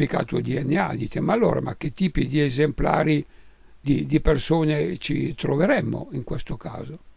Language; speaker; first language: Italian; native; Italian